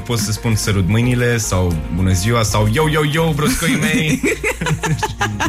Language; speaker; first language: Romanian; native; Romanian